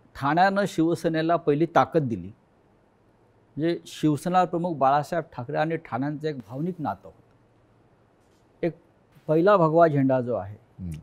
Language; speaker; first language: Marathi; native; Marathi